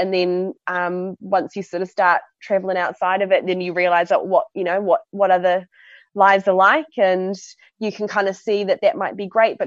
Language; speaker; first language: English; native; English